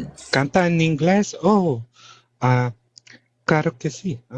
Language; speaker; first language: Spanish; early bilingual, heritage; English